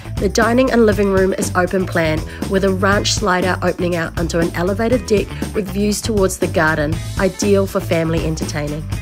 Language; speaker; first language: English; native; English